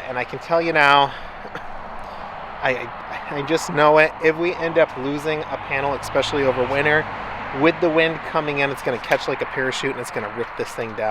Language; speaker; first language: English; native; English